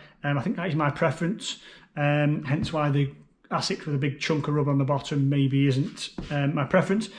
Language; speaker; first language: English; native; English